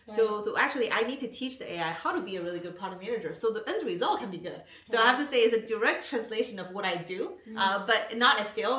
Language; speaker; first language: English; non-native, fluent; Chinese